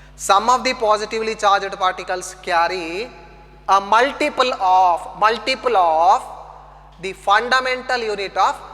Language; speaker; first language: English; non-native, local second language; Kannada